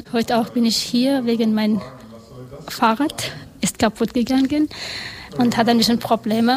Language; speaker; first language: German; non-native, learner; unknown